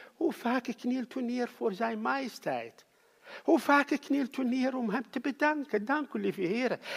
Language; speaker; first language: Dutch; non-native, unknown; Arabic